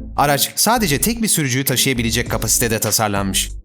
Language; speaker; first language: Turkish; native; Turkish